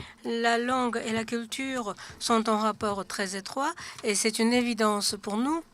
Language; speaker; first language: French; non-native, fluent; Japanese